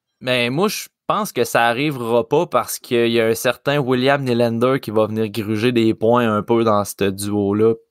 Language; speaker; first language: French; native; French